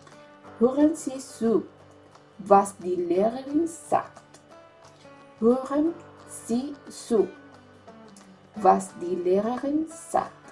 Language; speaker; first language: German; non-native, fluent; Spanish